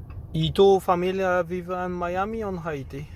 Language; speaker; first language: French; non-native, learner; Polish